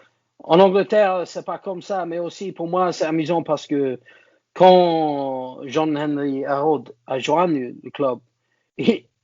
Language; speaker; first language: French; non-native, learner; English